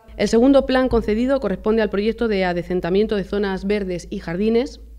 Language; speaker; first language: Spanish; native; Spanish